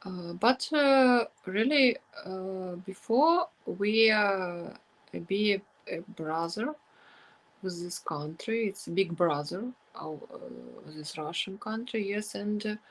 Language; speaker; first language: English; non-native, learner; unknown